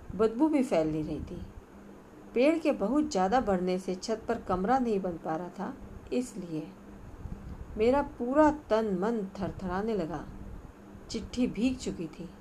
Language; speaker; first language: Hindi; non-native, local second language; Marathi